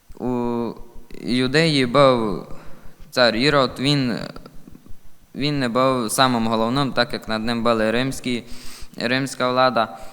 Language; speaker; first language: Ukrainian; native; Ukrainian